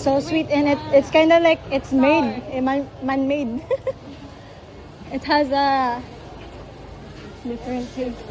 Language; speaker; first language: English; non-native, local second language; Cebuano